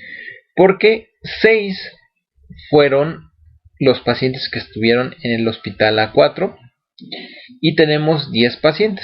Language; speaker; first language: Spanish; native; Spanish